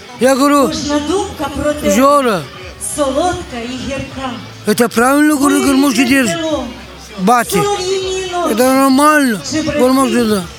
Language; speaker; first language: Russian; non-native, local second language; Albanian